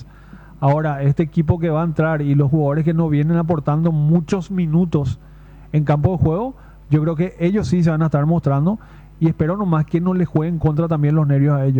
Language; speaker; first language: Spanish; native; Spanish